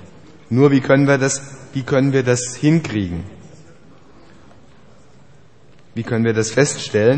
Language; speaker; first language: German; native; German